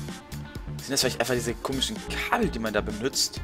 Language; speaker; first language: German; native; German